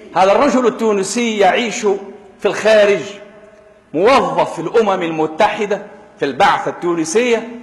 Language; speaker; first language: Arabic; native; Arabic